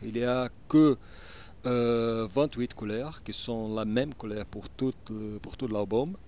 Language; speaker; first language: French; non-native, learner; Portuguese